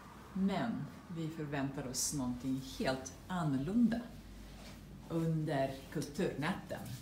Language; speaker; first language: Swedish; non-native, fluent; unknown